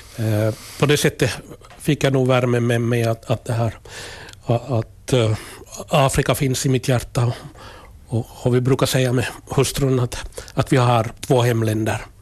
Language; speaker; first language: Swedish; native; Swedish